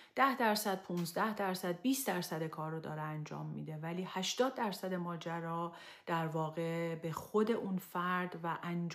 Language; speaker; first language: Persian; native; Persian